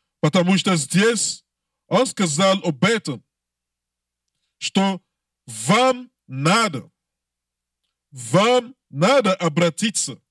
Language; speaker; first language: Russian; non-native, learner; English